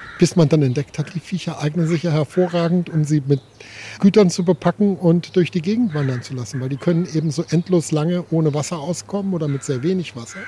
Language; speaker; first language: German; native; German